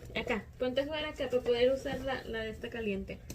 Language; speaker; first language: Spanish; early bilingual, other home language; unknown